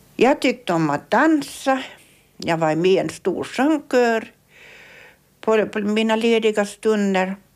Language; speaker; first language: Swedish; native; Swedish